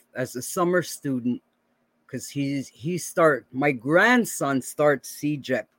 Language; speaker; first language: English; native; English